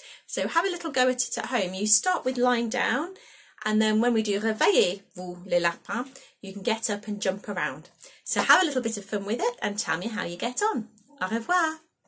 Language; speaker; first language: English; native; English